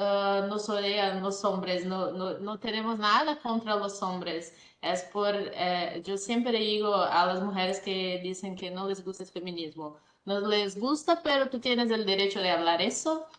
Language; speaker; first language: Spanish; non-native, fluent; Portuguese